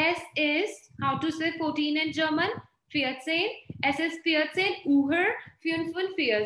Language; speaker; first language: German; non-native, fluent; Hindi